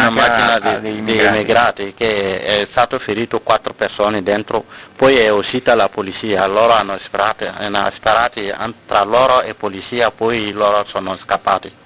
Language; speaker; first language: Italian; non-native, learner; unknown